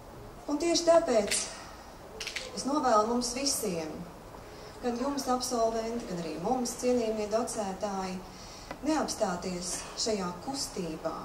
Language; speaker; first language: Latvian; native; Latvian